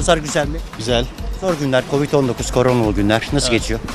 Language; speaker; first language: Turkish; native; Turkish